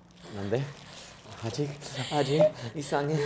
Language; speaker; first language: Korean; non-native, fluent; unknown